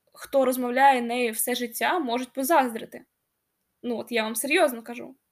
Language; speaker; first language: Ukrainian; non-native, local second language; Russian